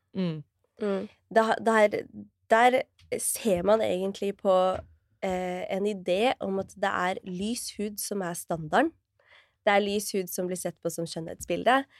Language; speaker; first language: Norwegian; early bilingual, other home language; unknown